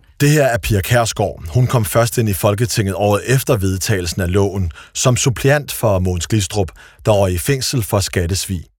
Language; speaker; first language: Danish; early bilingual, other home language; Arabic